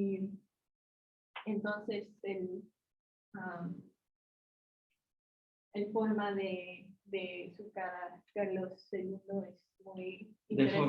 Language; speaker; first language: Spanish; non-native, learner; English